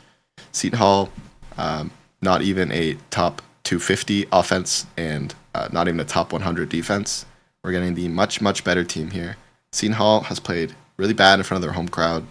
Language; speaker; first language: English; native; English